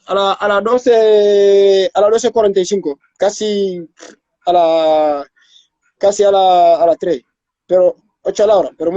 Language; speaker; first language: Spanish; non-native, learner; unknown